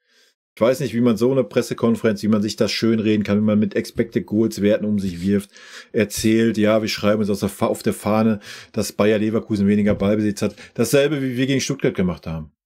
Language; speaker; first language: German; native; German